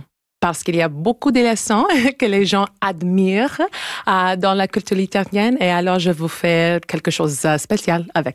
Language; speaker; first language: French; non-native, local second language; English